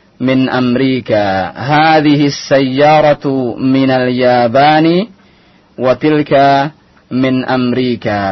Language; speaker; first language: Arabic; non-native, fluent; Indonesian